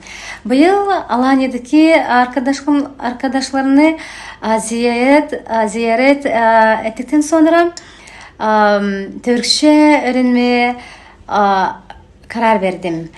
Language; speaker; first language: Turkish; non-native, learner; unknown